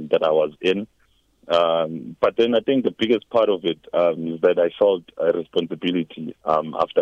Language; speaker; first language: English; non-native, local second language; Zulu